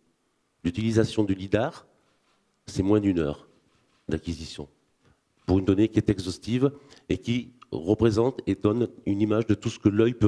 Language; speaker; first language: French; native; French